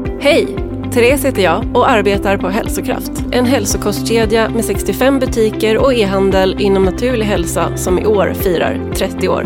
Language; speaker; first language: Swedish; native; Swedish